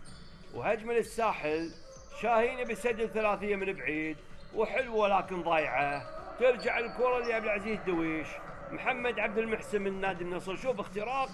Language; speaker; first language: Arabic; native; Arabic